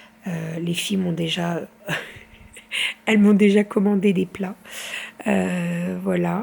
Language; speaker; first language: French; native; French